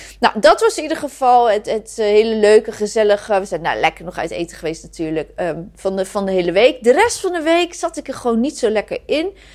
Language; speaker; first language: Dutch; native; Dutch